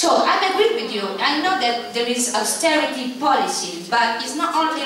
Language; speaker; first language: English; non-native, fluent; Italian